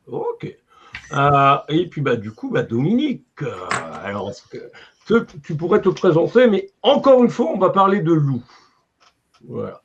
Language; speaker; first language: French; native; French